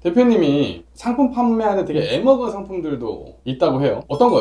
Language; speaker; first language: Korean; native; Korean